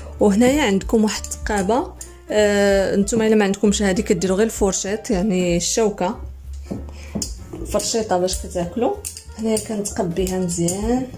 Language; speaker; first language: Arabic; native; Arabic